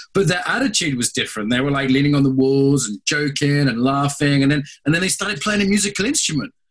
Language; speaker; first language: English; native; English